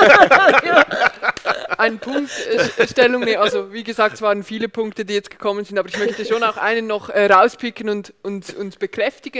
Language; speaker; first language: German; native; German